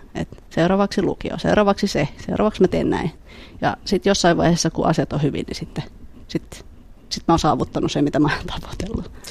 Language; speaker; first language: Finnish; early bilingual, other home language; Khmer